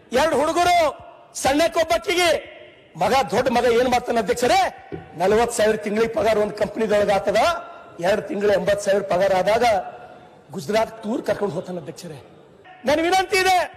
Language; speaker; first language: Kannada; native; Kannada